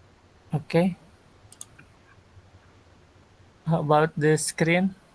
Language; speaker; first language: English; non-native, learner; Sundanese